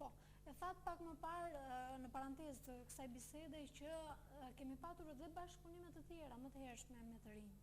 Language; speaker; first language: Albanian; native; Albanian